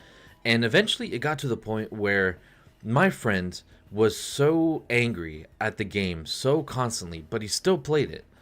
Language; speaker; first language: English; native; English